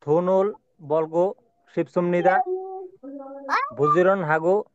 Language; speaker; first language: Korean; non-native, learner; Bangla